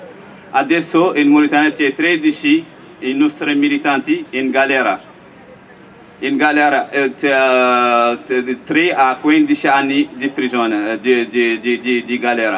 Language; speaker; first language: Italian; non-native, learner; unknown